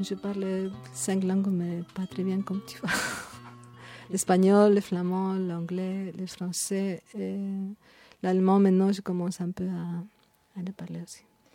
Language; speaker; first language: French; non-native, fluent; Spanish